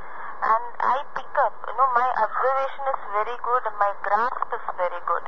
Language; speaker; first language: English; non-native, local second language; Tamil